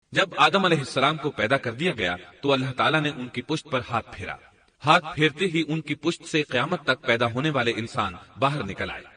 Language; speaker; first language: Urdu; native; Urdu